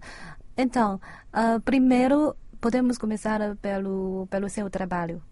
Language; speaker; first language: Portuguese; non-native, fluent; Chinese